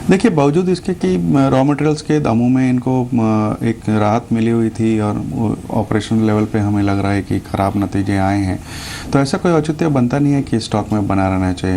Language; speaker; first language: Hindi; native; Hindi